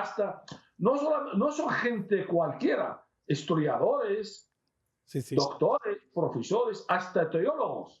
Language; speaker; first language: Spanish; non-native, fluent; Arabic